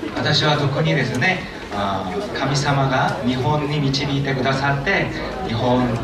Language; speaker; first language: Japanese; non-native, fluent; Korean